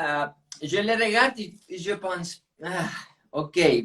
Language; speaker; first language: French; non-native, fluent; Spanish